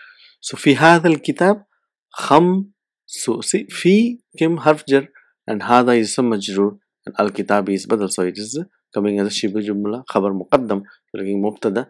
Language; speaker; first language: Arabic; non-native, fluent; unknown